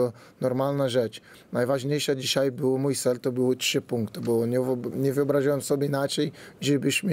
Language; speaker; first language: Polish; non-native, fluent; Portuguese